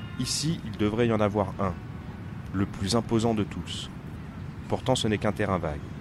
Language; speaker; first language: French; native; French